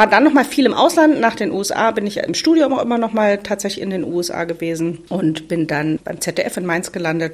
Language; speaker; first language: German; native; German